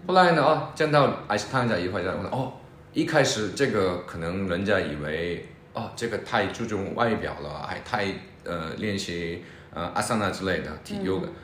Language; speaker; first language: Chinese; non-native, fluent; Korean